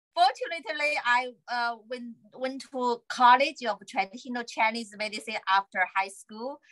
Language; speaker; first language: English; non-native, fluent; Chinese